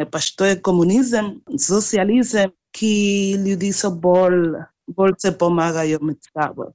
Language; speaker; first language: Slovenian; non-native, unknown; Spanish